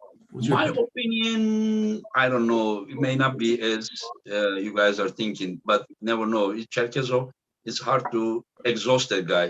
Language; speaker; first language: English; non-native, fluent; Turkish